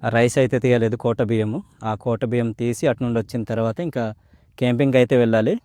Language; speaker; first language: Telugu; non-native, local second language; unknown